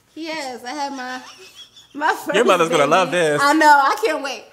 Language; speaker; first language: English; native; English